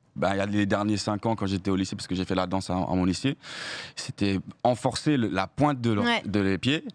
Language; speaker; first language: French; early bilingual, heritage; English